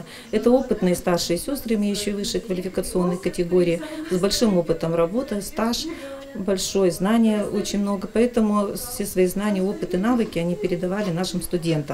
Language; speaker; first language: Russian; native; Russian